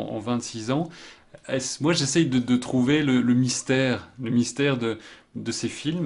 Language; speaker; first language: French; native; French